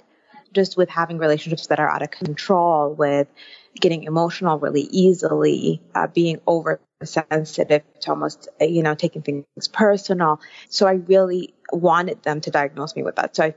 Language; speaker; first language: English; early bilingual, other home language; Arabic